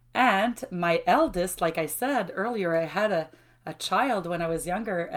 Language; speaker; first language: English; non-native, fluent; French